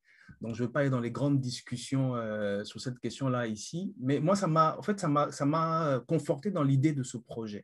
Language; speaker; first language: French; non-native, local second language; Lingala